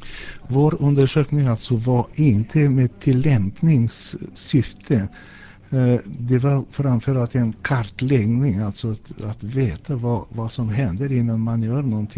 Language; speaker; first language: Swedish; non-native, fluent; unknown